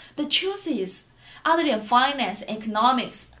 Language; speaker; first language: English; non-native, fluent; Chinese